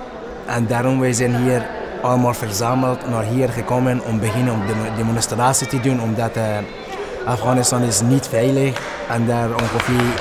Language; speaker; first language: Dutch; non-native, learner; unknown